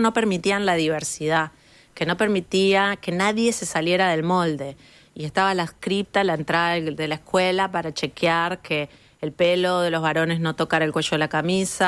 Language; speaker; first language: Spanish; native; Spanish